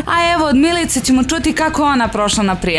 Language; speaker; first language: Serbian; native; Serbian